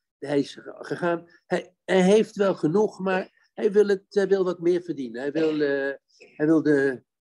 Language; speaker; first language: Dutch; native; Dutch